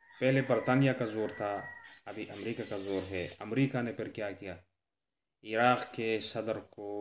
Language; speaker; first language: Urdu; non-native, local second language; Pashto